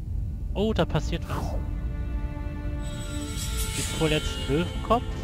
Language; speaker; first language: German; native; German